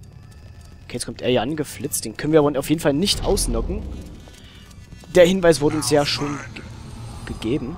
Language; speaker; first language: German; native; German